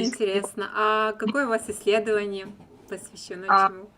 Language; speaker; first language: Russian; native; Russian